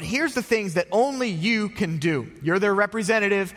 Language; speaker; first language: English; native; English